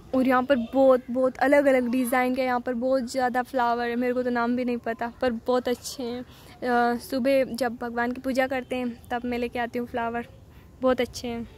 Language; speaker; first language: Hindi; native; Hindi